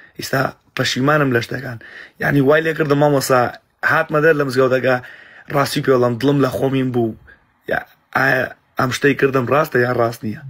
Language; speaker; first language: Central Kurdish; early bilingual, heritage; Central Kurdish